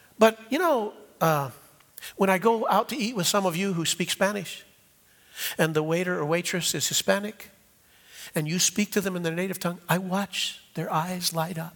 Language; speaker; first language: English; native; English